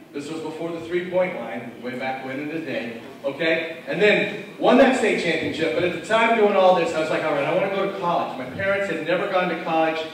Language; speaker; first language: English; native; English